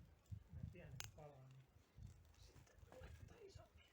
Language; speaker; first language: Finnish; native; Finnish